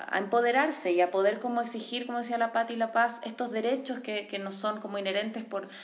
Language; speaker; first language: Spanish; native; Spanish